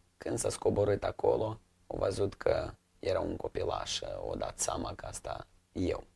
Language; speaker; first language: Romanian; non-native, local second language; Russian